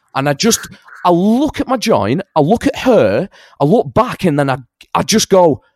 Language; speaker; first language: English; native; English